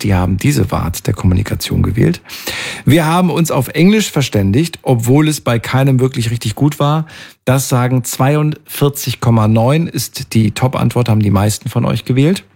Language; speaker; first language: German; native; German